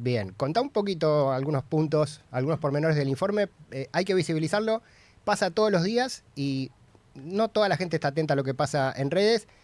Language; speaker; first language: Spanish; native; Spanish